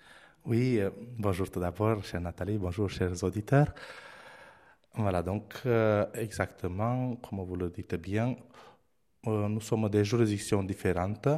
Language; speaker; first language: French; non-native, fluent; Romanian